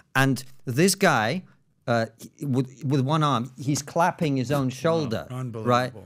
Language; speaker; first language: English; non-native, fluent; Russian